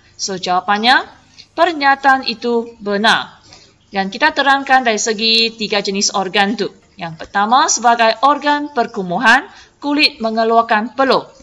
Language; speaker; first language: Malay; non-native, local second language; Chinese